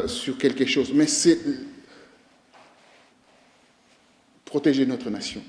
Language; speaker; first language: French; non-native, local second language; Lingala